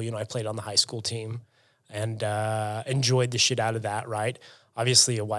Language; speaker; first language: English; native; English